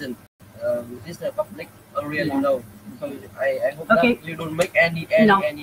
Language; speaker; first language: English; non-native, learner; Vietnamese